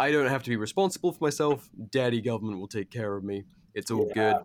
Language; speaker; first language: English; native; English